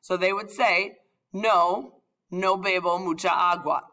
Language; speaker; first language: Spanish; non-native, fluent; English